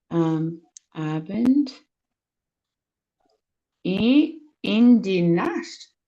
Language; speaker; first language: German; non-native, learner; Portuguese